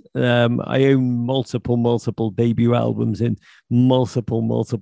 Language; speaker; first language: English; native; English